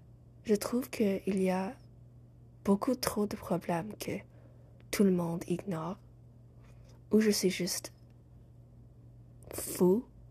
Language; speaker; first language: French; non-native, learner; English